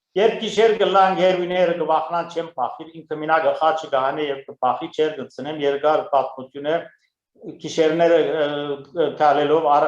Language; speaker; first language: Armenian; native; Armenian